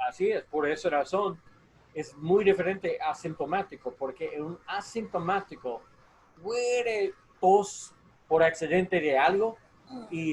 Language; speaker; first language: Spanish; non-native, learner; English